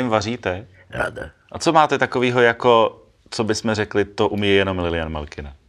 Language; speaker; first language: Czech; native; Czech